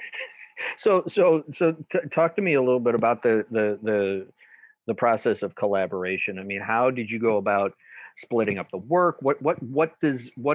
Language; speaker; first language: English; native; English